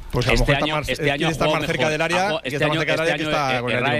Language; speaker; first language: Spanish; native; Spanish